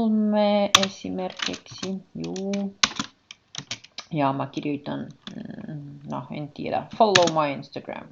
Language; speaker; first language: Finnish; non-native, learner; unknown